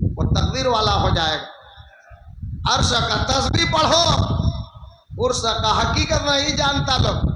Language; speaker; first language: Urdu; non-native, local second language; Bangla